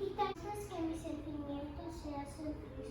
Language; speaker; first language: Spanish; early bilingual, heritage; Spanish